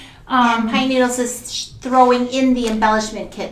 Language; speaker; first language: English; native; English